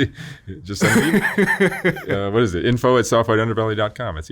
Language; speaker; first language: English; native; English